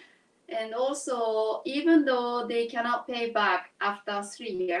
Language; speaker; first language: English; non-native, learner; Japanese